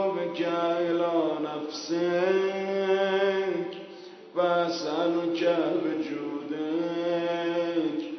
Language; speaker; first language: Arabic; non-native, fluent; Persian